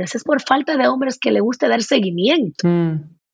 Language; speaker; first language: Spanish; native; Spanish